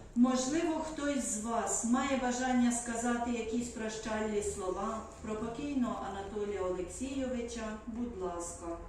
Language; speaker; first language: Ukrainian; native; Ukrainian